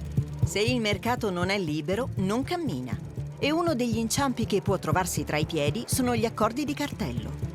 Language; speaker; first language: Italian; native; Italian